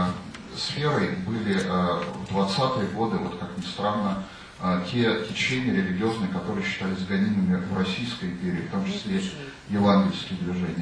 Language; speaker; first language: Russian; native; Russian